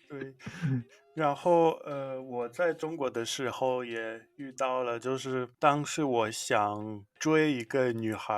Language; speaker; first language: Chinese; non-native, fluent; English